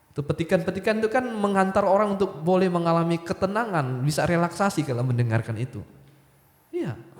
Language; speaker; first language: Indonesian; non-native, local second language; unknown